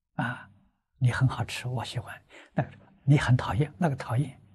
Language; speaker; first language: Chinese; native; Chinese